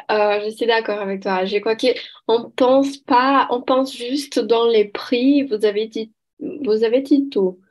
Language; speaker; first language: French; non-native, learner; Portuguese